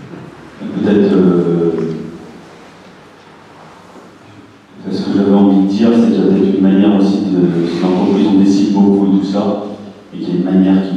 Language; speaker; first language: French; native; French